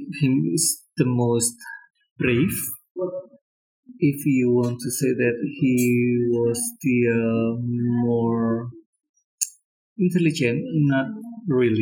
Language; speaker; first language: English; non-native, learner; Indonesian